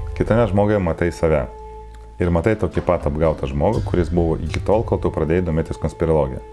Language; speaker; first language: Lithuanian; non-native, local second language; Polish